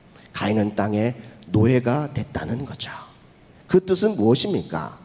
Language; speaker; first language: Korean; native; Korean